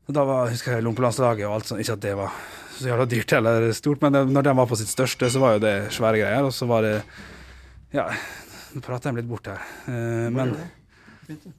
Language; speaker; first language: Norwegian; native; Norwegian